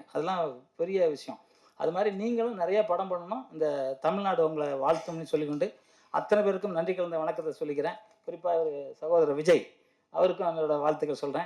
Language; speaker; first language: Tamil; native; Tamil